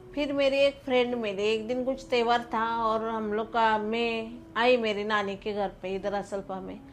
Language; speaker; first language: Hindi; non-native, local second language; Marathi